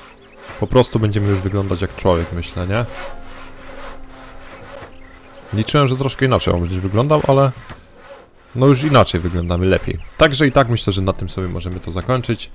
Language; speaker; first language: Polish; native; Polish